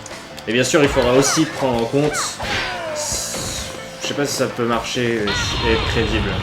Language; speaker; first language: French; native; French